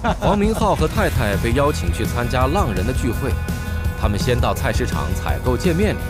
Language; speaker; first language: Chinese; native; Chinese